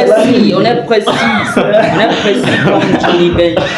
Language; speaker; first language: French; non-native, fluent; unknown